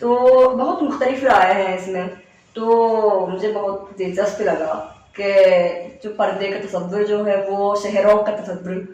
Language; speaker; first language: Hindi; non-native, fluent; Japanese